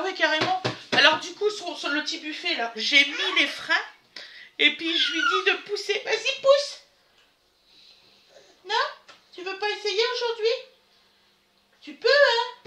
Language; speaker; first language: French; native; French